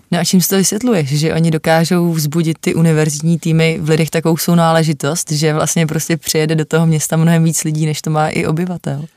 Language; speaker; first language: Czech; native; Czech